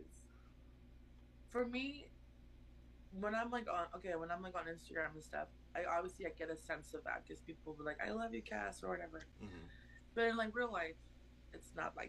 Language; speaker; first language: English; early bilingual, other home language; Spanish